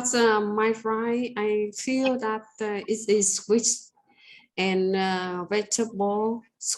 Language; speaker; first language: English; non-native, learner; Vietnamese